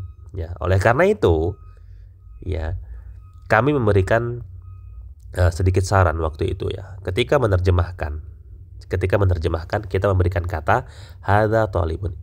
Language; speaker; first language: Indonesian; native; Indonesian